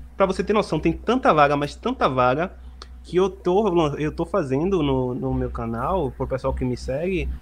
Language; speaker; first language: Portuguese; native; Portuguese